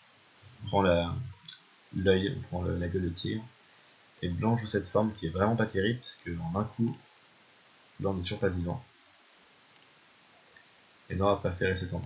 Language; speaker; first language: French; native; French